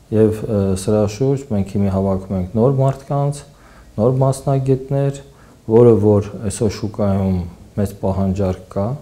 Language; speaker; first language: Armenian; native; Armenian